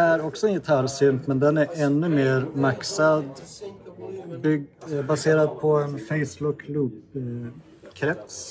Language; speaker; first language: Swedish; native; Swedish